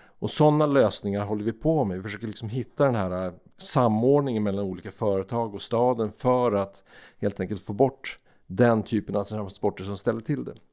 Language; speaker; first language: Swedish; native; Swedish